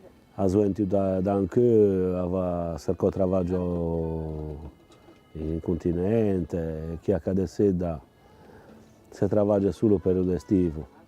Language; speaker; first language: Italian; non-native, local second language; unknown